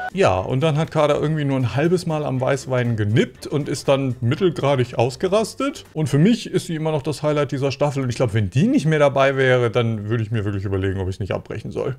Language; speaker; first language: German; native; German